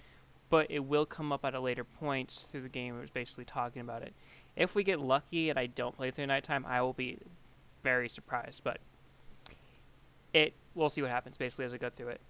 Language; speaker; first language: English; native; English